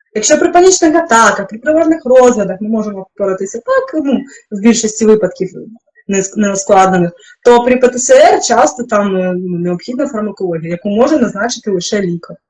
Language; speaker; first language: Ukrainian; non-native, local second language; Russian